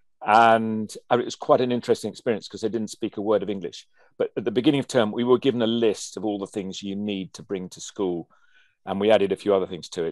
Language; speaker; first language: English; native; English